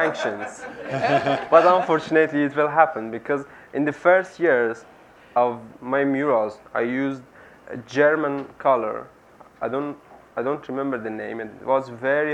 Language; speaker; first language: English; non-native, learner; Persian